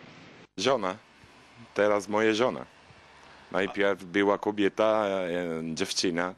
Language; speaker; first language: Polish; non-native, learner; Italian